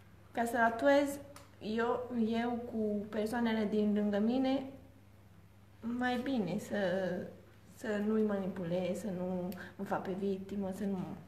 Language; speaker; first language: Romanian; early bilingual, heritage; Romanian